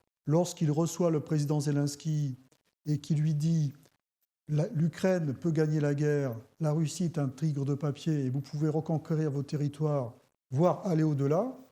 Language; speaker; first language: French; native; French